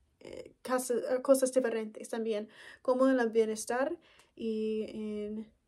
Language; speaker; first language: Spanish; non-native, learner; English